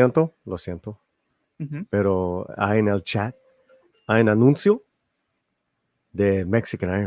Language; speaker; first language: Spanish; early bilingual, heritage; Spanish